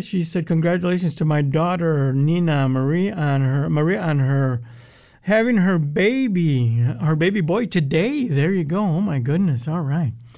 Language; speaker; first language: English; early bilingual, other home language; Spanish